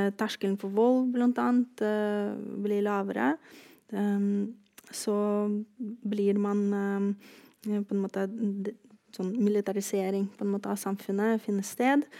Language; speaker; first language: Norwegian; non-native, fluent; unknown